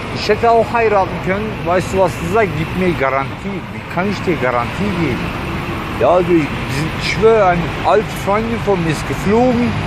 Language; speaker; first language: German; early bilingual, other home language; Turkish